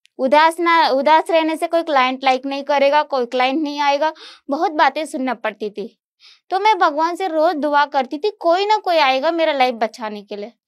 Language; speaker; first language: Hindi; non-native, local second language; Kannada